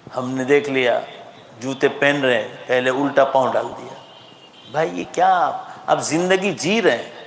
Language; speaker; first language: Urdu; non-native, local second language; Gujarati